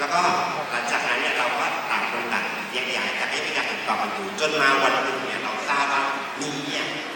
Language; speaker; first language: Thai; native; Thai